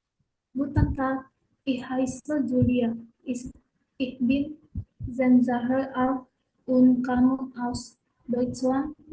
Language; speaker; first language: German; non-native, learner; Indonesian